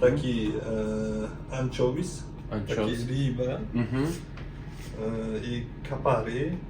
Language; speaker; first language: Russian; non-native, learner; Uzbek